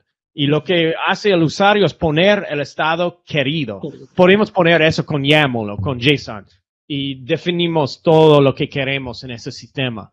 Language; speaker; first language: Spanish; non-native, fluent; English